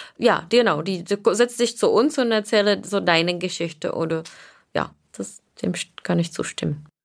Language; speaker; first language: German; non-native, fluent; Czech